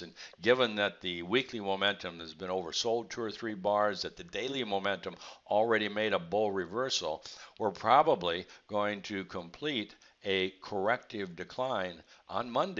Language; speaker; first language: English; native; English